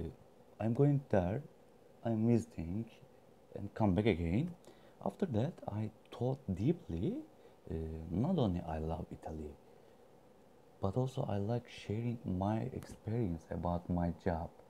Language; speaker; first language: English; non-native, learner; Turkish